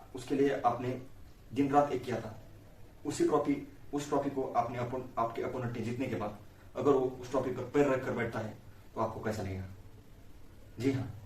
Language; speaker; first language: Hindi; non-native, local second language; Marathi